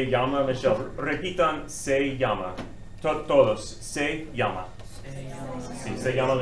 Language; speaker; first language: Spanish; non-native, fluent; English